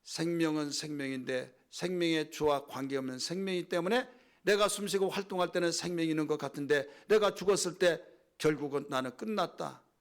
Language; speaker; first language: Korean; native; Korean